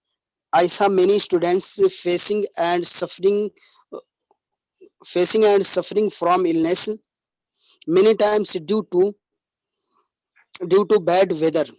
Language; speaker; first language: English; non-native, learner; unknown